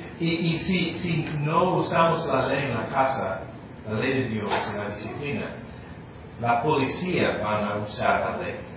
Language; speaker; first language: Spanish; non-native, fluent; English